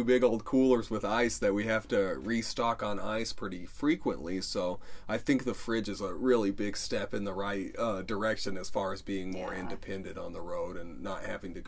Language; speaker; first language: English; native; English